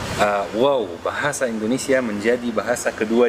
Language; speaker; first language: Indonesian; non-native, fluent; Arabic